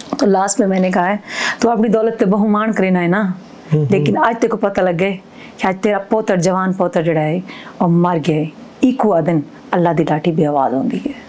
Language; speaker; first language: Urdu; non-native, local second language; Punjabi